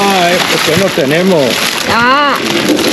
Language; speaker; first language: Spanish; native; Spanish